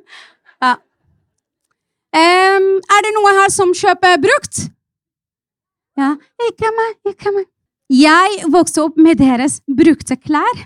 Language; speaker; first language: Norwegian; non-native, fluent; Arabic